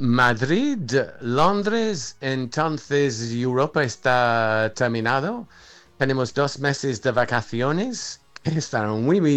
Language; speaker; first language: Spanish; non-native, fluent; English